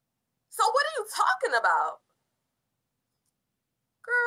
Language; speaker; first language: English; native; English